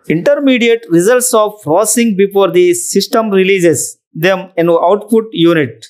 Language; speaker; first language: English; non-native, local second language; Telugu